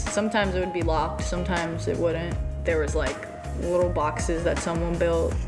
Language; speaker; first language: English; native; English